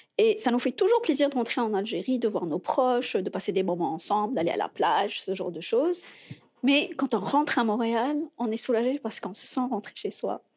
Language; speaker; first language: French; non-native, local second language; Arabic